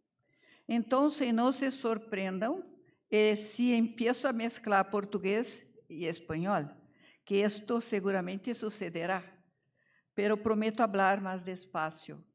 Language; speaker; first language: Spanish; non-native, learner; Portuguese